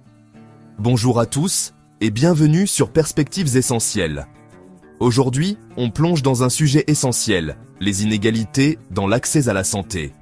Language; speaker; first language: French; native; French